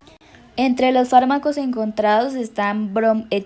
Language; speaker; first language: Spanish; native; Spanish